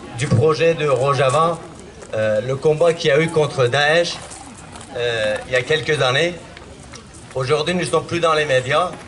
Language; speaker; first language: French; non-native, fluent; Kurdish